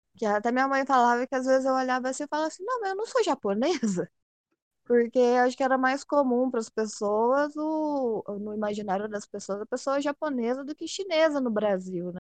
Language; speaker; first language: Portuguese; native; Portuguese